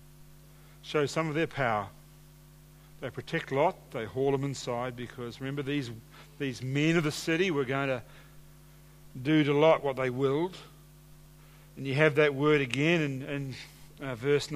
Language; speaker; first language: English; native; English